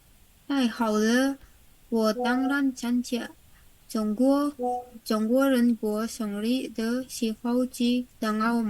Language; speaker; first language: Chinese; non-native, learner; Indonesian